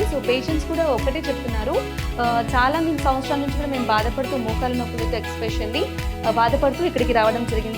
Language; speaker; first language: Telugu; native; Telugu